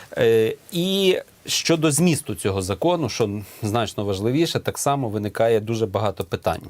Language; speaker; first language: Ukrainian; native; Ukrainian